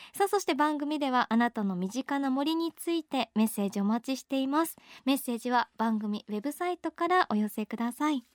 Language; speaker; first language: Japanese; native; Japanese